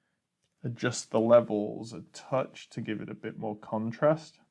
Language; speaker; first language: English; native; English